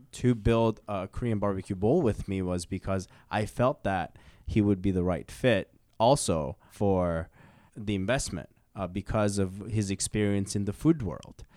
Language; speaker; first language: English; early bilingual, other home language; Korean